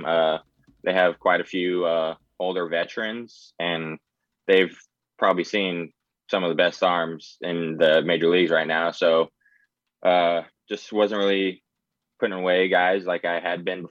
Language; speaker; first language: English; native; English